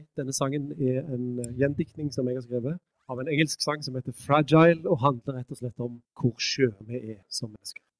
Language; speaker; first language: Norwegian; native; Norwegian